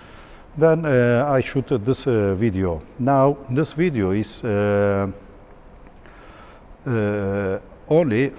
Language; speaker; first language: English; non-native, learner; Turkish